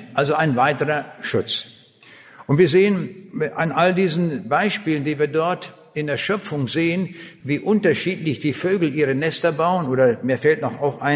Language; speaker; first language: German; native; German